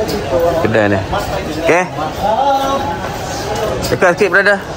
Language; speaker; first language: Malay; native; Malay